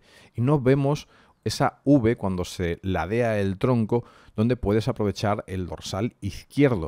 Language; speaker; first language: Spanish; native; Spanish